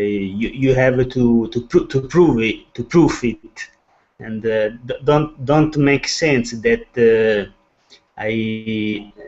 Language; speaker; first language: English; non-native, learner; Italian